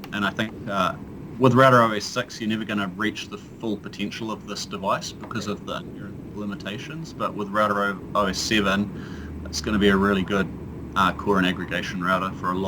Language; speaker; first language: English; native; English